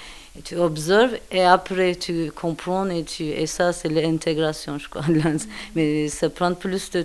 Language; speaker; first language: French; non-native, learner; Turkish